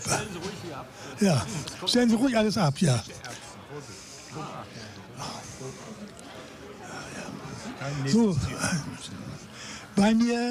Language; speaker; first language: German; native; German